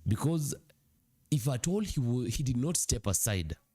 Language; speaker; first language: English; non-native, local second language; Swahili